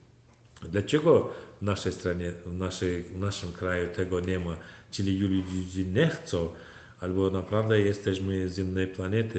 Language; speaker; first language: Polish; non-native, fluent; Turkmen